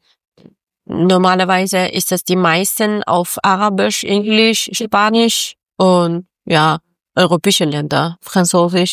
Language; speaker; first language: German; non-native, fluent; Persian